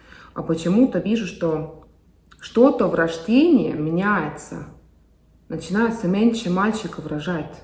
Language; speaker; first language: Russian; non-native, fluent; Estonian